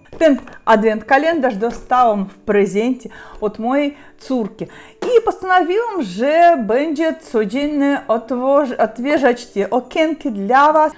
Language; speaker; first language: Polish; non-native, learner; Russian